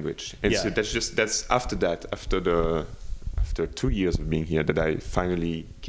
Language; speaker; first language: English; non-native, fluent; French